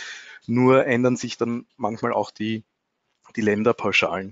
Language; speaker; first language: German; native; German